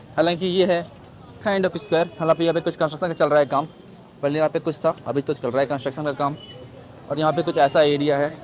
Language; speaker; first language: Hindi; native; Hindi